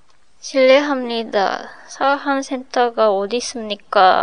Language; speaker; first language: Korean; non-native, learner; Japanese